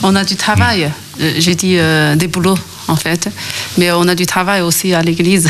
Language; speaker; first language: French; non-native, learner; Chinese